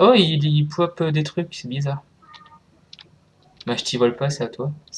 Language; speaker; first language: French; native; French